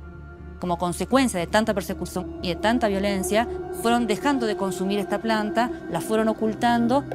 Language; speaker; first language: Spanish; native; Spanish